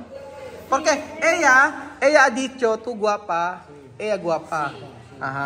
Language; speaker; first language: Spanish; non-native, learner; Filipino